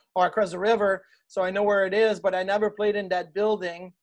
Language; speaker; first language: English; native; English